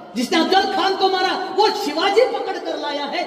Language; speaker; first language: Hindi; non-native, local second language; Marathi